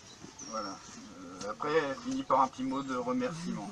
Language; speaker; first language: French; native; French